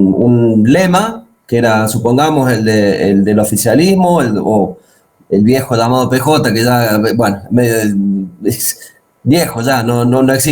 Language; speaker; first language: Spanish; native; Spanish